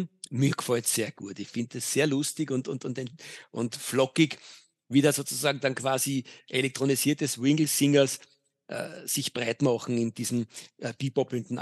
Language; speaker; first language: German; native; German